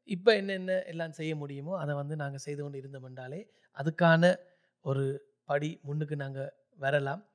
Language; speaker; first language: Tamil; early bilingual, heritage; Tamil